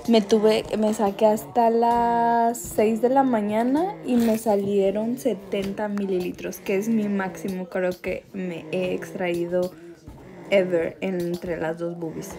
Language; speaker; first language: Spanish; native; Spanish